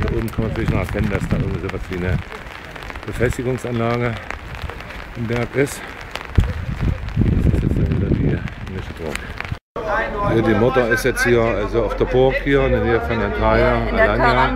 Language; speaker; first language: German; native; German